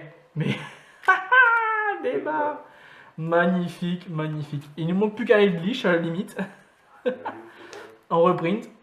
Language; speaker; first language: French; native; French